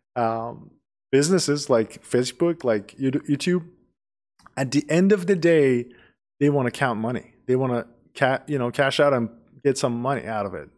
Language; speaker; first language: English; non-native, fluent; Persian